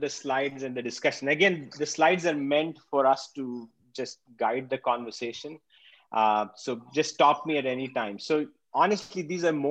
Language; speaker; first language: English; non-native, local second language; Marathi